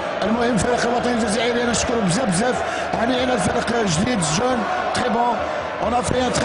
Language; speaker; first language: Arabic; native; Arabic